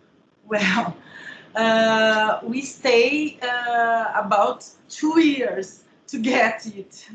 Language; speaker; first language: English; non-native, learner; Portuguese